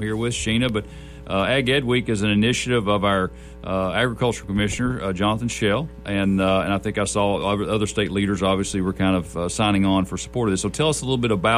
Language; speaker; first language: English; native; English